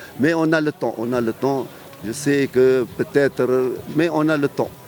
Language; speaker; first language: French; non-native, local second language; Arabic